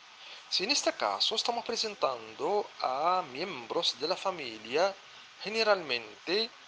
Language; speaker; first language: Spanish; non-native, fluent; Arabic